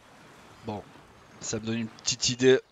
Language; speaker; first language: French; native; French